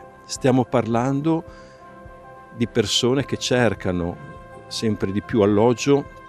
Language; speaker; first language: Italian; native; Italian